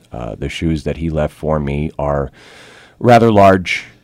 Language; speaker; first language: English; early bilingual, other home language; Slovak